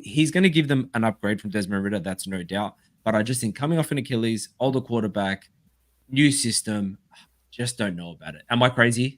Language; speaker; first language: English; native; English